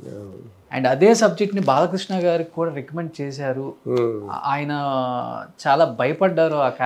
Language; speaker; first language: Telugu; native; Telugu